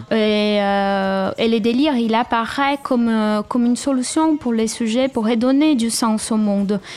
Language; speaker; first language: French; non-native, fluent; Portuguese